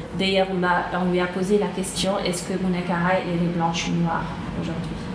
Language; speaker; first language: French; non-native, local second language; Arabic